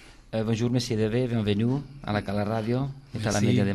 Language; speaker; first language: French; non-native, fluent; Catalan